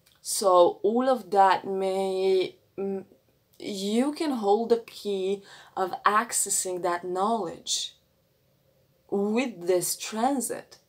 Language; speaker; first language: English; non-native, fluent; Romanian